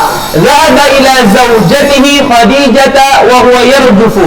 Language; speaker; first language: Arabic; non-native, fluent; Indonesian